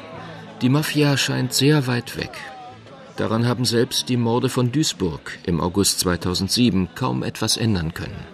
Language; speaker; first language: German; native; German